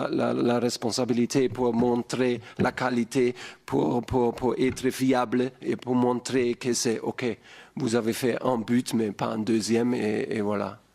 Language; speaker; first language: French; non-native, fluent; German